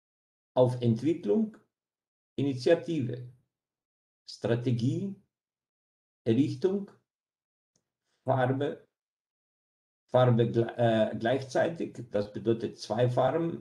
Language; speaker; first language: German; non-native, fluent; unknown